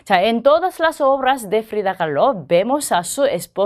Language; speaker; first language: Spanish; non-native, fluent; Korean